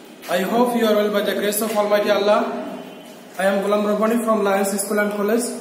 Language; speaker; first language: English; non-native, local second language; Bangla